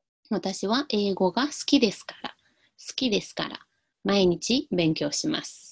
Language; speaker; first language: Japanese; non-native, fluent; Chinese